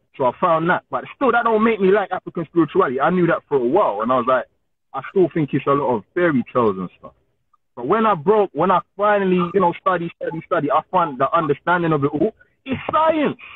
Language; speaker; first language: English; native; English